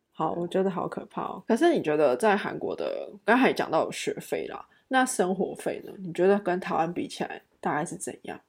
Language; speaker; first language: Chinese; native; Chinese